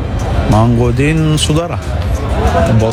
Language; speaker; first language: Indonesian; non-native, learner; Arabic